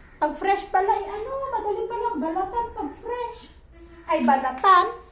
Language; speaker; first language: Filipino; native; Filipino